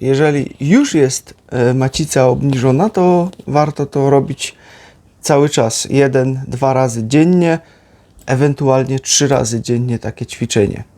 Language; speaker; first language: Polish; native; Polish